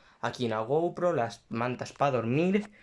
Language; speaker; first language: Spanish; native; Spanish